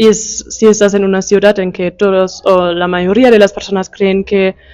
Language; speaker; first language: Spanish; non-native, fluent; German